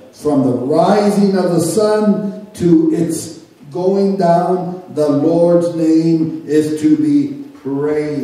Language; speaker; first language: English; early bilingual, other home language; Spanish